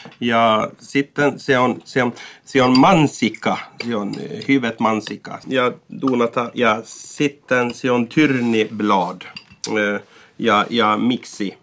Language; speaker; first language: Finnish; non-native, local second language; Swedish